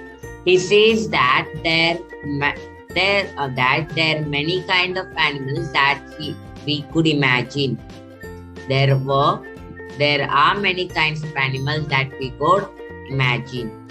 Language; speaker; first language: English; non-native, local second language; Hindi